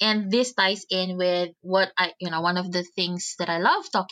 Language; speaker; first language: English; non-native, local second language; Filipino